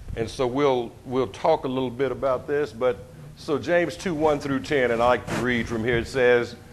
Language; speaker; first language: English; native; English